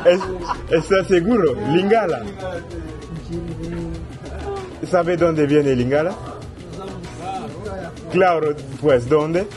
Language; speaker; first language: Spanish; non-native, learner; French